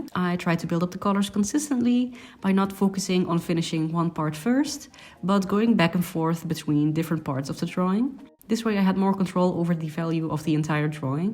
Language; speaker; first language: English; non-native, fluent; Dutch